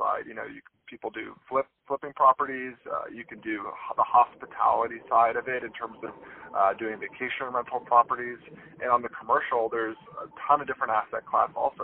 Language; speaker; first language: English; native; English